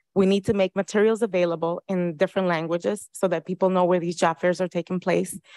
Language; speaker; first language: English; early bilingual, other home language; Spanish